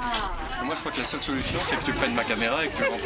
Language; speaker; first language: French; native; French